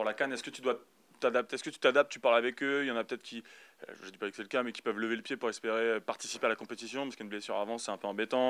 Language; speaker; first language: French; native; French